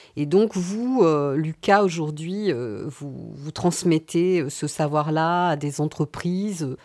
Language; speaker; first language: French; native; French